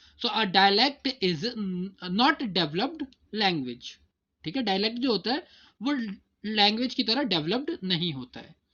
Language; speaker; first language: Hindi; native; Hindi